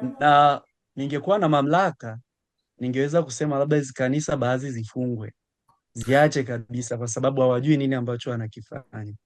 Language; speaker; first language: Swahili; native; Swahili